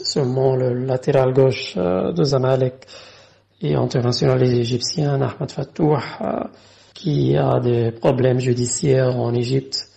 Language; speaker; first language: French; non-native, fluent; Arabic